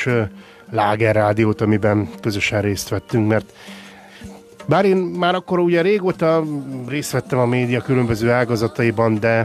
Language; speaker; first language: Hungarian; native; Hungarian